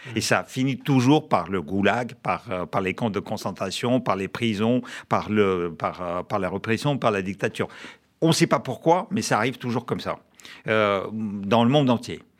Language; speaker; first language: French; non-native, fluent; Russian